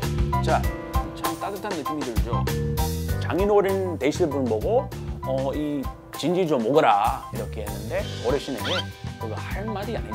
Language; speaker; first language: Korean; non-native, fluent; English